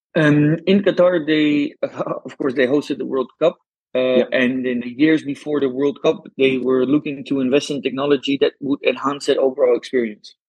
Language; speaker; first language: English; non-native, fluent; Dutch